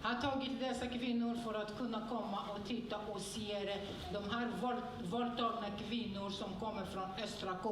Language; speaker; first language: Swedish; non-native, fluent; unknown